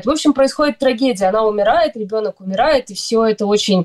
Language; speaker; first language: Russian; native; Russian